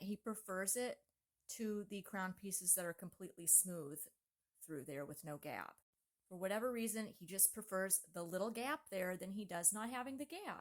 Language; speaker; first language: English; native; English